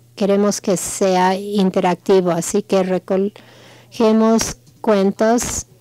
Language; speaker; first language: Spanish; non-native, fluent; English